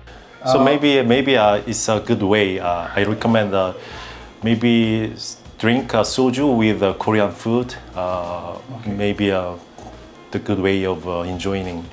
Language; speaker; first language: English; non-native, learner; Korean